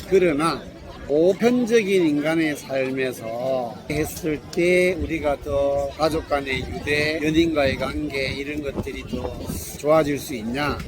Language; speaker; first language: Korean; native; Korean